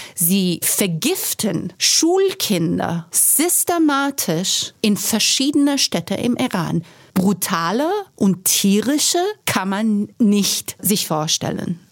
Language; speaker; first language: German; non-native, fluent; Persian